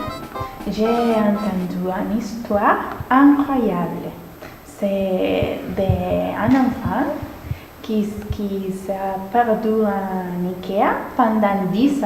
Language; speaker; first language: French; non-native, learner; Spanish